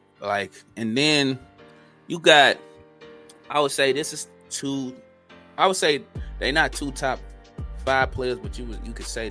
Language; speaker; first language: English; native; English